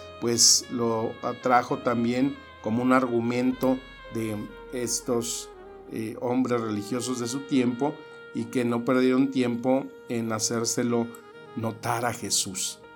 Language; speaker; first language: Spanish; native; Spanish